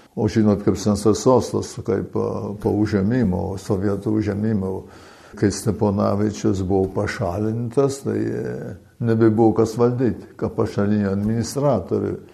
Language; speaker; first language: Lithuanian; early bilingual, heritage; Lithuanian